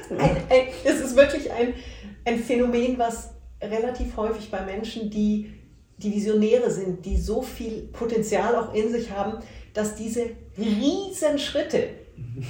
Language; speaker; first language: German; native; German